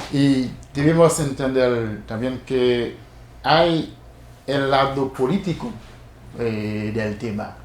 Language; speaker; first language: Spanish; non-native, fluent; Haitian Creole